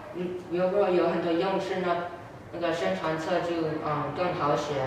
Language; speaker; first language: Chinese; non-native, learner; English